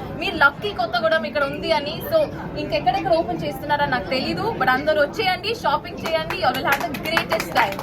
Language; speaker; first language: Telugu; non-native, learner; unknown